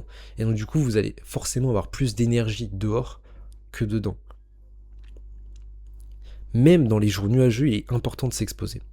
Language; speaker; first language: French; native; French